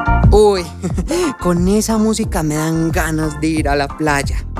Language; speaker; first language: Spanish; native; Spanish